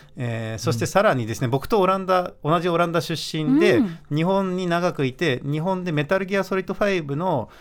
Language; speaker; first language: Japanese; non-native, fluent; Dutch